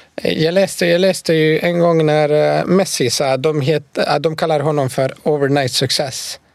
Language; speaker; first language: Swedish; non-native, fluent; Bosnian